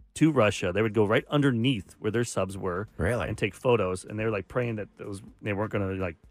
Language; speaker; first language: English; native; English